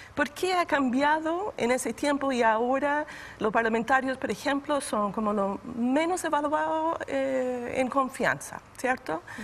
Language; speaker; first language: Spanish; non-native, fluent; English